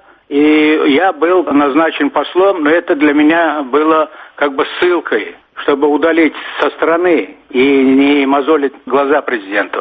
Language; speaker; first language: Russian; non-native, local second language; Turkmen